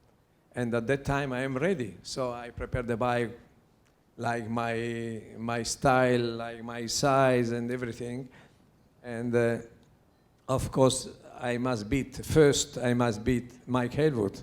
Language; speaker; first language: English; non-native, learner; Italian